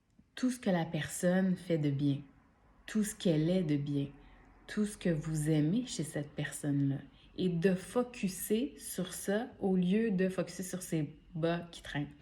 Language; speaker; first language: French; native; French